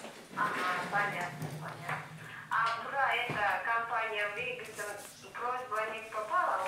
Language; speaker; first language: Russian; non-native, learner; Uzbek